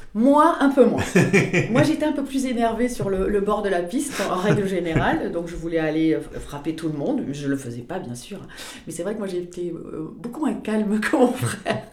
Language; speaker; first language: French; native; French